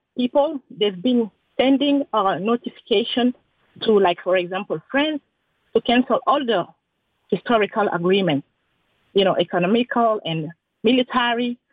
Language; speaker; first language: English; non-native, fluent; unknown